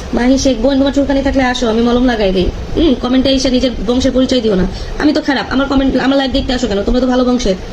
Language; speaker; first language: Bangla; native; Bangla